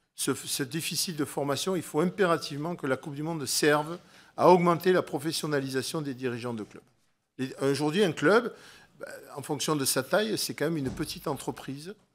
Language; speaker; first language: French; native; French